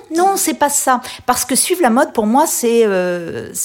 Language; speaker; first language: French; native; French